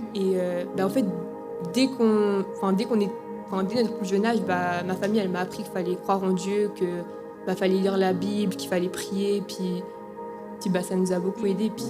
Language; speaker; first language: French; early bilingual, other home language; Spanish